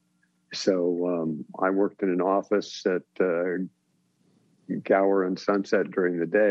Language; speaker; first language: English; native; English